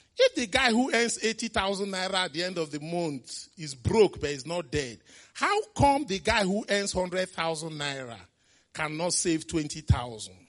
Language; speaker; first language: English; non-native, local second language; Igbo